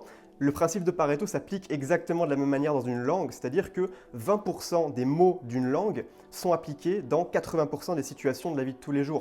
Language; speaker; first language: French; native; French